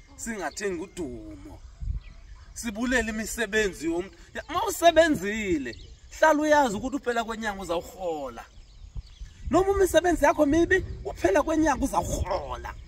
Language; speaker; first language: Zulu; non-native, local second language; Xhosa